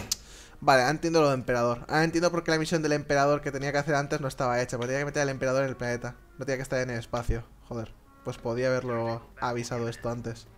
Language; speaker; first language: Spanish; native; Spanish